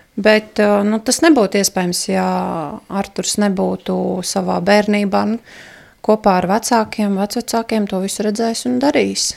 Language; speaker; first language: Latvian; native; Latvian